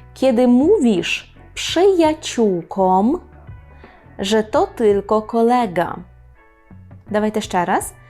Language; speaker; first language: Polish; non-native, fluent; Ukrainian